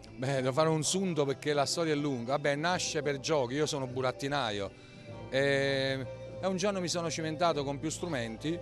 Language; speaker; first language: Italian; native; Italian